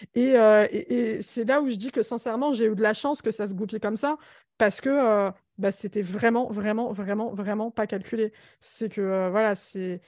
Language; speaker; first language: French; native; French